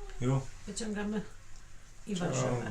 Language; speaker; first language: Polish; native; Polish